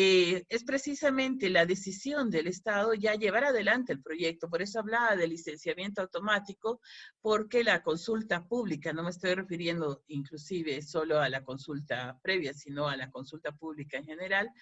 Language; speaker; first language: Spanish; native; Spanish